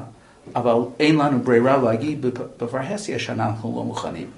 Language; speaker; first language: Hebrew; non-native, fluent; English